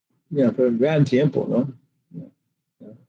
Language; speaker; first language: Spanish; non-native, fluent; English